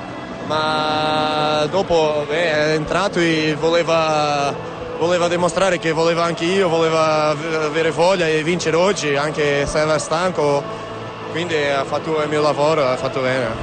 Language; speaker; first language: Italian; non-native, learner; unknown